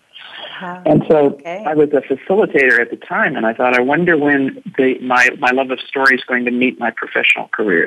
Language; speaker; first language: English; native; English